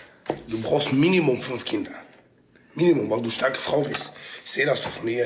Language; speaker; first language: German; non-native, local second language; Kurdish